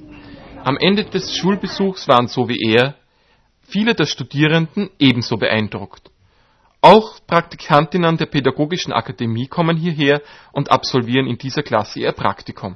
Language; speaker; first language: German; native; German